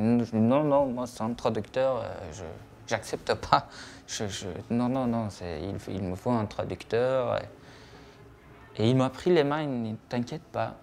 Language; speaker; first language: French; non-native, fluent; Persian